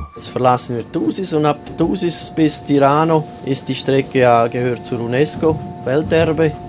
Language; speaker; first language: German; native; German